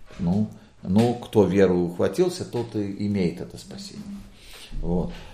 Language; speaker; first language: Russian; non-native, local second language; Latvian